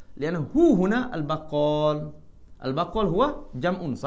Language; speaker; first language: Arabic; non-native, fluent; Malay